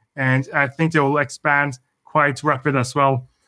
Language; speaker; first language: English; non-native, fluent; Norwegian